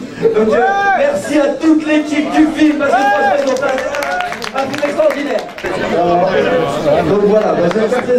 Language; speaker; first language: French; native; French